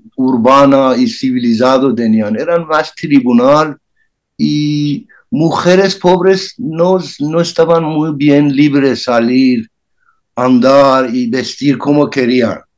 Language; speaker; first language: Spanish; non-native, learner; Persian